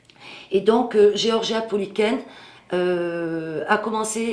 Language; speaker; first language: French; native; French